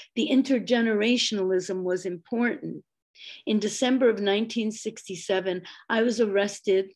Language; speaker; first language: English; native; English